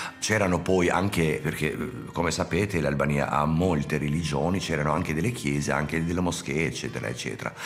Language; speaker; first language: Italian; non-native, fluent; Albanian